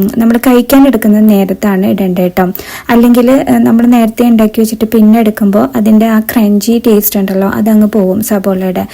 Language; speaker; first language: Malayalam; native; Malayalam